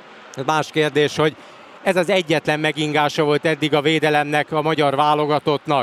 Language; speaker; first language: Hungarian; native; Hungarian